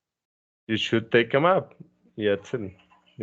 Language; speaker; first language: English; non-native, fluent; Spanish